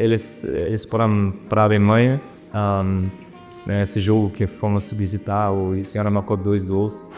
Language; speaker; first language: Portuguese; non-native, fluent; German